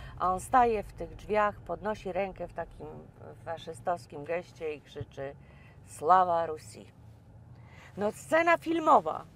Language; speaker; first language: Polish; native; Polish